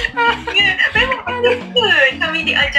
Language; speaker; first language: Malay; non-native, fluent; Japanese